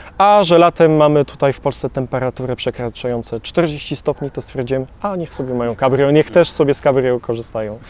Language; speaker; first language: Polish; early bilingual, heritage; Polish